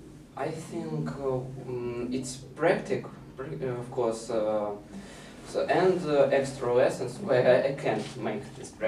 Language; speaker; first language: English; non-native, learner; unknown